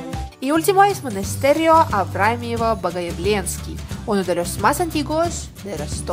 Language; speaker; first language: Spanish; non-native, learner; Russian